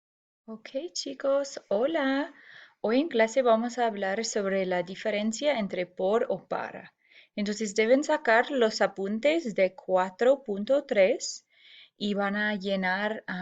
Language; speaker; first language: Spanish; non-native, fluent; English